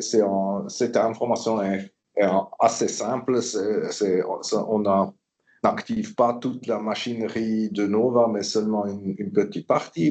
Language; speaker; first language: French; non-native, local second language; German